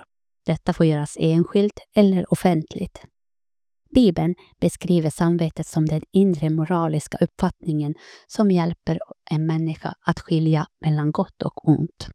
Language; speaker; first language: Swedish; native; Swedish